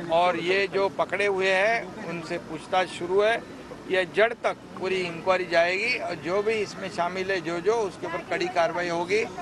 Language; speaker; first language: Hindi; non-native, local second language; Marathi